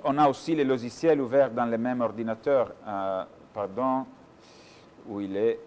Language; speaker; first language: French; non-native, fluent; Italian